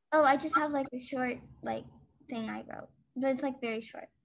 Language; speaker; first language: English; native; English